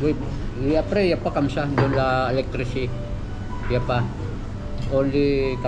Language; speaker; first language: French; non-native, learner; Filipino